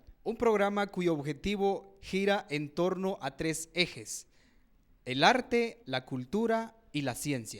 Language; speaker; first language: Spanish; native; Spanish